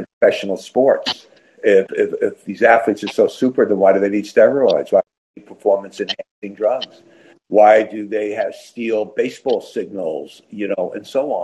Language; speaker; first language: English; native; English